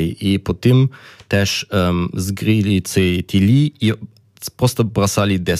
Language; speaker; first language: Ukrainian; non-native, learner; German